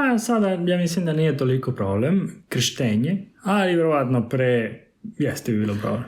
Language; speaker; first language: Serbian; non-native, fluent; Spanish